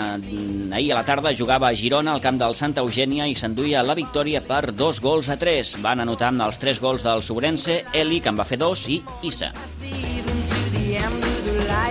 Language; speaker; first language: Catalan; native; Catalan